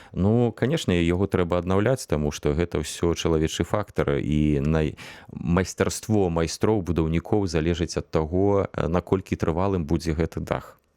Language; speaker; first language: Belarusian; non-native, local second language; Russian